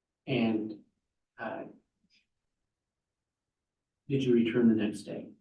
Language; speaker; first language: English; native; English